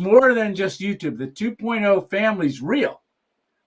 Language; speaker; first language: English; native; English